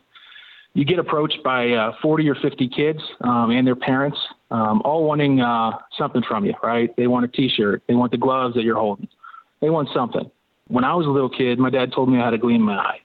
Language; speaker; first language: English; native; English